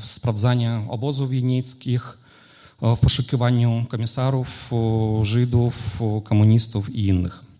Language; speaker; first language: Polish; non-native, fluent; Ukrainian